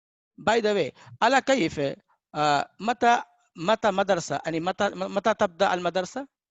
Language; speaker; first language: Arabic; non-native, fluent; Hindi